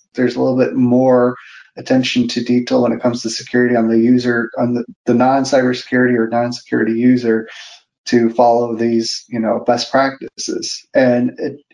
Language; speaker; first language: English; native; English